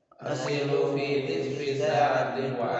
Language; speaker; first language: Arabic; non-native, learner; Indonesian